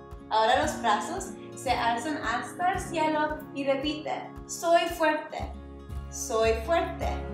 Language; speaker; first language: Spanish; non-native, learner; English